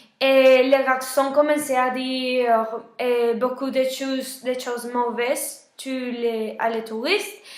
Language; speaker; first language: French; non-native, learner; Spanish